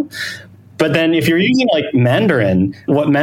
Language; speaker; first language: English; non-native, fluent; Thai